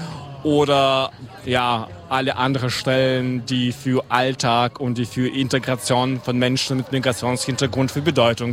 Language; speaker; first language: German; non-native, fluent; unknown